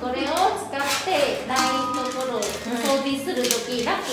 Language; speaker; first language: Japanese; non-native, learner; Vietnamese